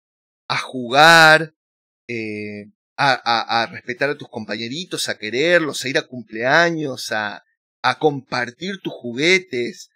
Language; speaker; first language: Spanish; native; Spanish